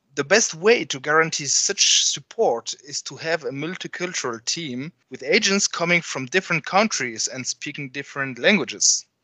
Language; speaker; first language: English; non-native, fluent; French